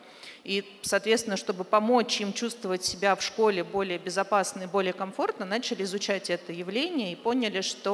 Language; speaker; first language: Russian; native; Russian